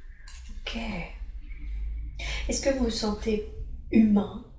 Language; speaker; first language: French; native; French